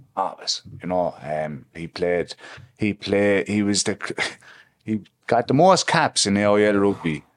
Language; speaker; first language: English; native; English